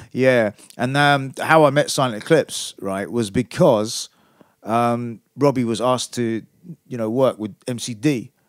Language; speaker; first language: English; native; English